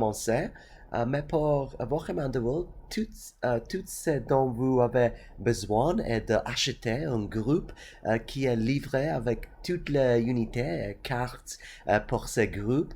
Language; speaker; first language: French; non-native, learner; English